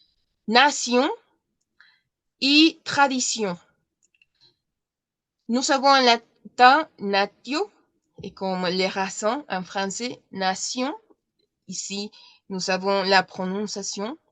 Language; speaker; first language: French; non-native, learner; Spanish